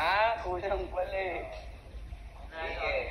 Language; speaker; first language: Filipino; native; Filipino